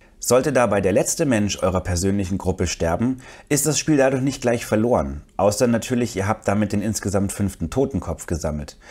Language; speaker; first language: German; native; German